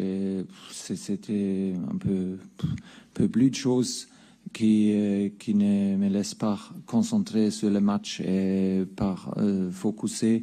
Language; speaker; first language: French; non-native, fluent; German